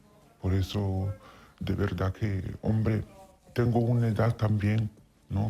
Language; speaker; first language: Spanish; non-native, fluent; Italian